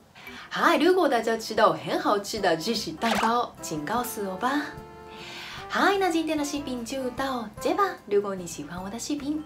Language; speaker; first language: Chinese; non-native, fluent; Japanese